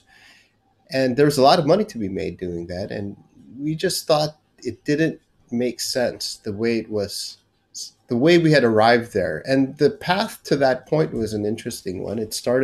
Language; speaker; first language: English; non-native, local second language; Korean